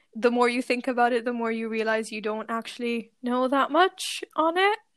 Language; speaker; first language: English; non-native, local second language; Urdu